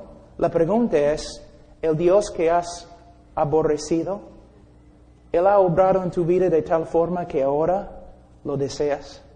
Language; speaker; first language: Spanish; non-native, fluent; English